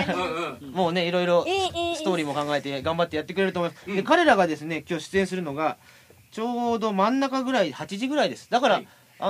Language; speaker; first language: Japanese; native; Japanese